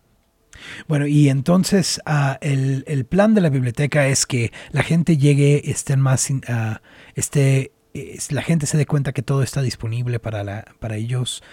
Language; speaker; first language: Spanish; native; Spanish